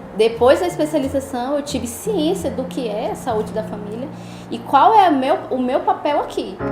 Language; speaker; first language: Portuguese; native; Portuguese